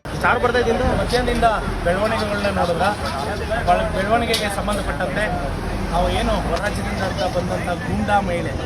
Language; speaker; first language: Kannada; native; Kannada